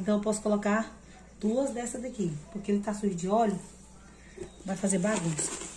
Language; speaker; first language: Portuguese; native; Portuguese